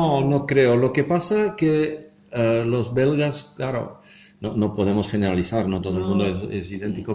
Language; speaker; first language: Spanish; non-native, fluent; Dutch